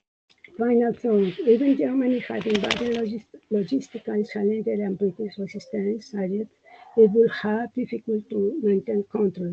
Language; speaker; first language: English; non-native, learner; Spanish